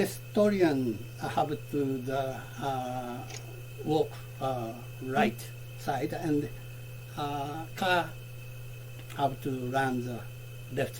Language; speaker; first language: English; non-native, learner; Japanese